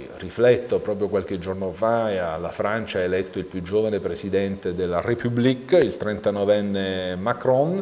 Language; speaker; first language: Italian; native; Italian